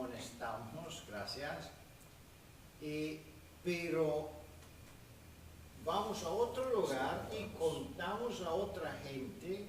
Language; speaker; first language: Spanish; non-native, fluent; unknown